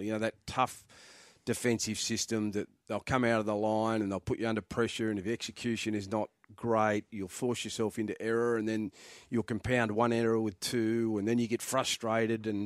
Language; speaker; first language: English; native; English